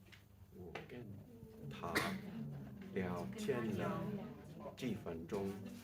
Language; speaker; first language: Chinese; non-native, learner; English